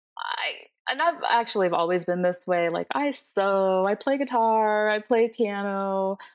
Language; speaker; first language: English; early bilingual, other home language; Spanish